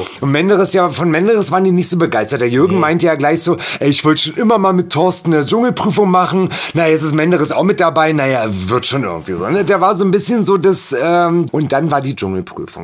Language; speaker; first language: German; native; German